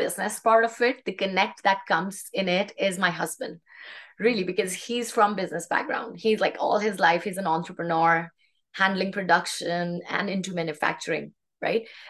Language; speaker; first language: English; non-native, local second language; Hindi